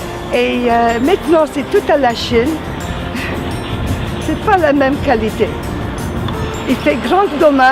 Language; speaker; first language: French; non-native, fluent; Italian